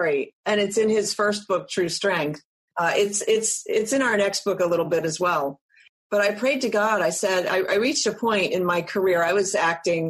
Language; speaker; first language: English; native; English